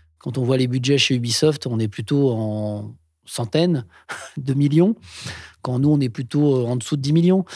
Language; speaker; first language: French; native; French